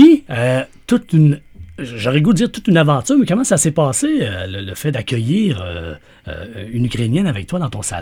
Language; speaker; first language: French; native; French